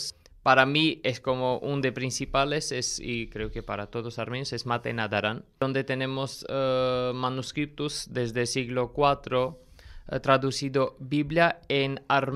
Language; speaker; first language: Spanish; non-native, learner; Armenian